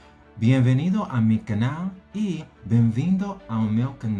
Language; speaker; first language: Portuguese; non-native, learner; English